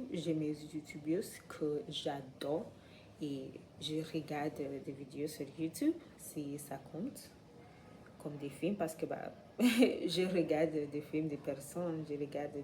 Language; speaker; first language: French; non-native, learner; English